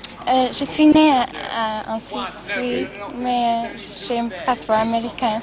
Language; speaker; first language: French; non-native, fluent; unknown